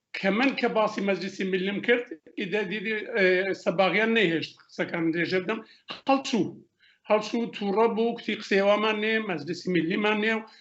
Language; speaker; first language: Central Kurdish; native; Central Kurdish